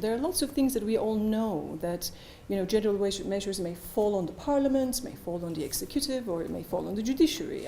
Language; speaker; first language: English; non-native, fluent; Turkish